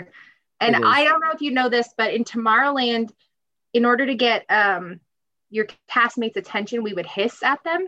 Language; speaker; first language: English; native; English